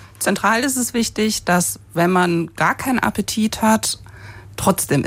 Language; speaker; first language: German; native; German